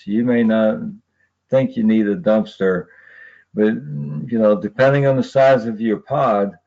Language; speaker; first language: English; native; English